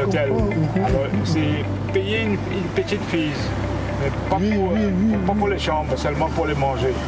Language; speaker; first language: French; non-native, local second language; Morisyen